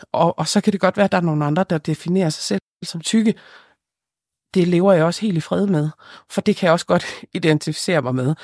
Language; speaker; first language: Danish; early bilingual, other home language; Lithuanian